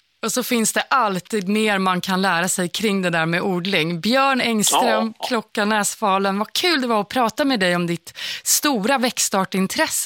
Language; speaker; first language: Swedish; native; Swedish